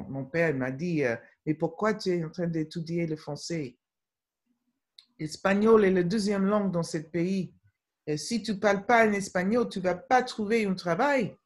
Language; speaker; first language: French; non-native, fluent; English